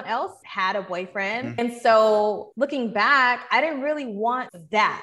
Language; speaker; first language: English; native; English